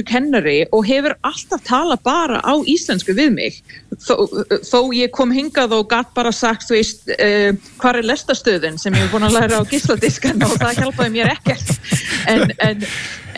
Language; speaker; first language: Icelandic; non-native, fluent; English